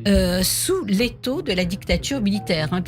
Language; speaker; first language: French; native; French